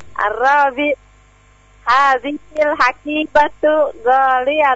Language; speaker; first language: Arabic; non-native, learner; Indonesian